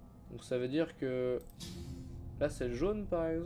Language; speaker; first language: French; native; French